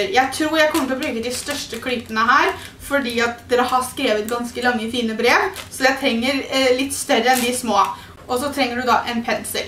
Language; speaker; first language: Norwegian; native; Norwegian